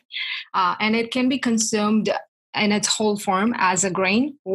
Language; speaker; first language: English; non-native, local second language; Tamil